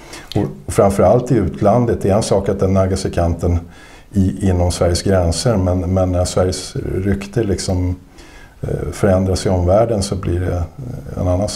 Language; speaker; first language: Swedish; native; Swedish